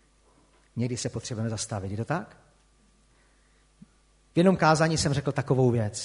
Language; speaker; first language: Czech; native; Czech